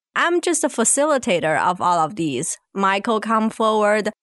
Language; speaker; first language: English; non-native, fluent; Chinese